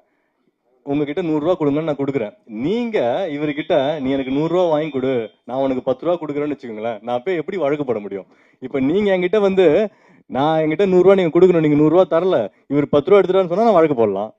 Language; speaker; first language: Tamil; native; Tamil